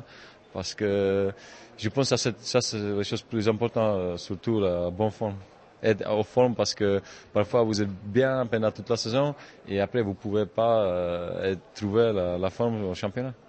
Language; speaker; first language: French; non-native, fluent; Czech